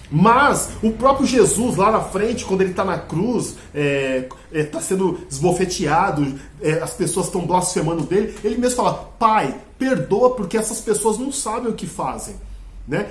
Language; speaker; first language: Portuguese; native; Portuguese